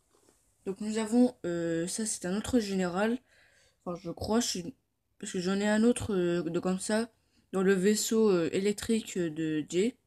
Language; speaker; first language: French; native; French